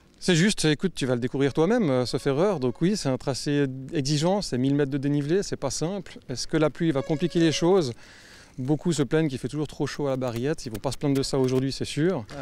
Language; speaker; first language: French; native; French